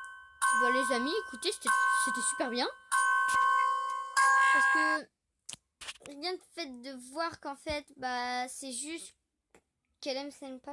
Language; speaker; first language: French; native; French